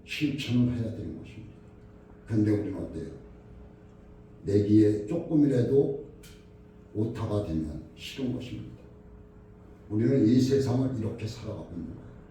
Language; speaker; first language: Korean; native; Korean